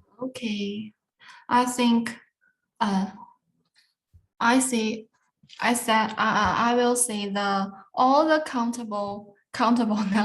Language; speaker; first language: English; non-native, learner; Chinese